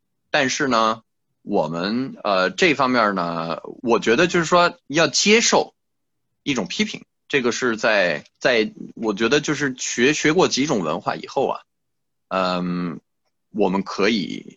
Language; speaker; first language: Chinese; non-native, fluent; French